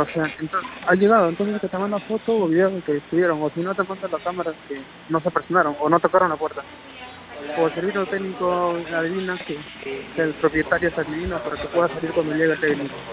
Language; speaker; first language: Spanish; native; Spanish